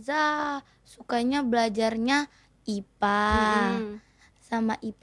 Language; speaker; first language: Indonesian; native; Indonesian